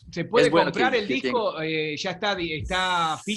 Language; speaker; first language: Spanish; native; Spanish